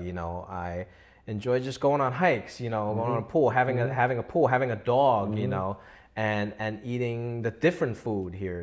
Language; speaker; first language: English; non-native, local second language; Wu Chinese